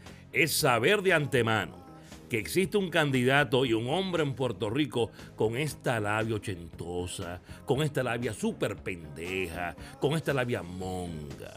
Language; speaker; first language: Spanish; native; Spanish